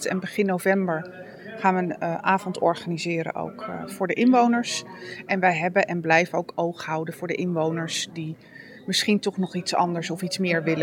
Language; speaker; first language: Dutch; native; Dutch